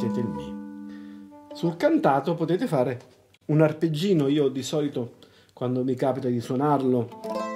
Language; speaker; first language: Italian; native; Italian